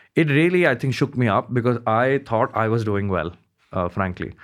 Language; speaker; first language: English; non-native, local second language; Hindi